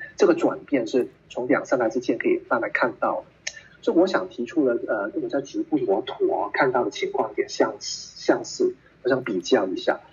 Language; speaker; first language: Chinese; non-native, local second language; Cantonese